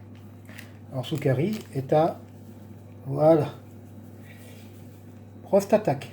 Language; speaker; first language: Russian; non-native, learner; French